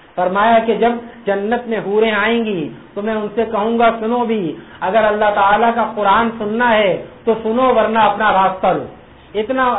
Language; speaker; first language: Urdu; native; Urdu